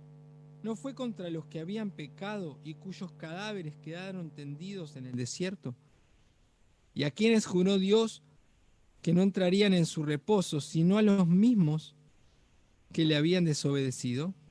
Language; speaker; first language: Spanish; native; Spanish